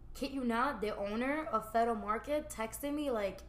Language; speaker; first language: English; early bilingual, other home language; Spanish